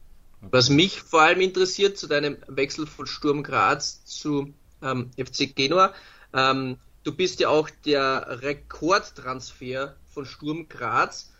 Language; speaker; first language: German; native; German